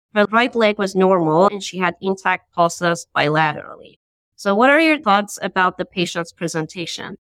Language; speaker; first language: English; non-native, fluent; Persian